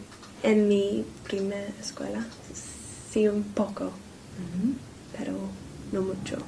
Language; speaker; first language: Spanish; non-native, learner; English